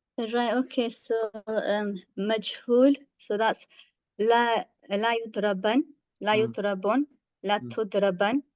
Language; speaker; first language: Arabic; non-native, learner; English